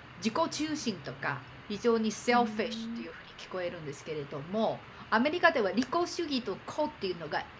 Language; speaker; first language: Japanese; non-native, fluent; Chinese